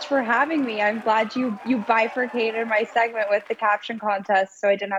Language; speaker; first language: English; native; English